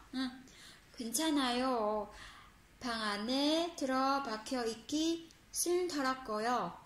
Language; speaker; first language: Korean; non-native, fluent; Vietnamese